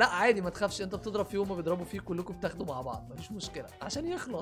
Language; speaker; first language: Arabic; native; Arabic